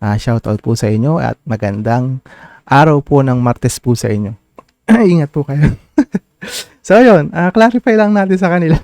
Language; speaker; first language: Filipino; native; Filipino